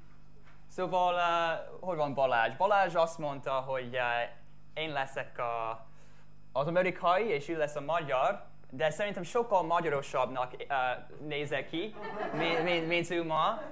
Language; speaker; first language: Hungarian; non-native, fluent; English